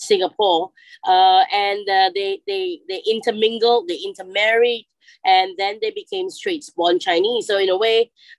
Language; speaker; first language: English; native; English